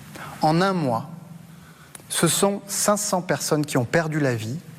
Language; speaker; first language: French; native; French